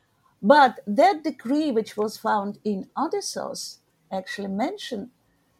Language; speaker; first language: English; non-native, learner; Ukrainian